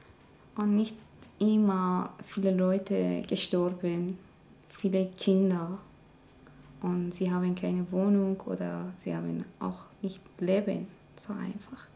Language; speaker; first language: German; non-native, learner; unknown